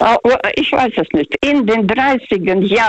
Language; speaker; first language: German; non-native, fluent; Russian